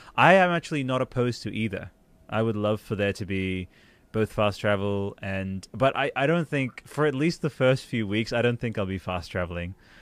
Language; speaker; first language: English; early bilingual, other home language; Italian